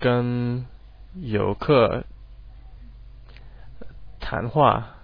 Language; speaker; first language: Chinese; non-native, learner; English